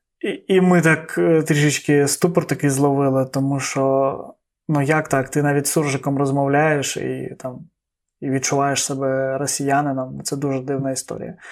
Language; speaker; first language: Ukrainian; non-native, local second language; Russian